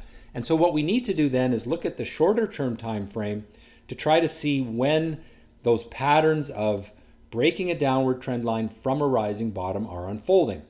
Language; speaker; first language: English; native; English